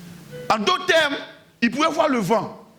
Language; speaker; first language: French; native; French